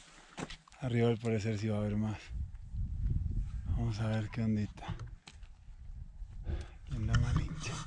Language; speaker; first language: Spanish; native; Spanish